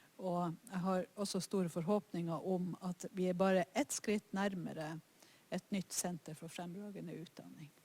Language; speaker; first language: Norwegian; native; Norwegian